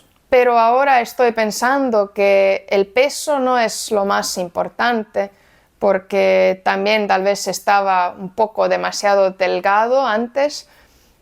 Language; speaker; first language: Spanish; non-native, fluent; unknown